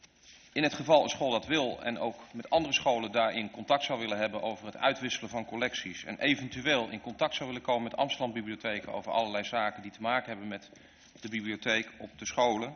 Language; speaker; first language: Dutch; native; Dutch